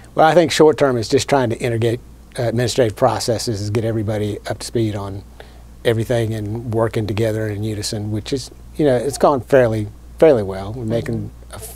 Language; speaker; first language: English; native; English